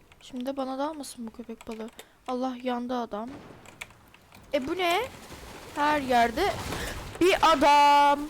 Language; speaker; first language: Turkish; native; Turkish